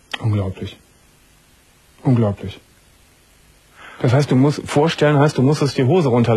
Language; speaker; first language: German; native; German